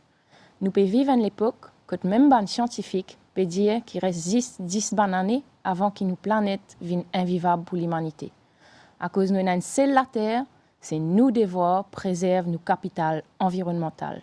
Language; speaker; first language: French; non-native, local second language; Morisyen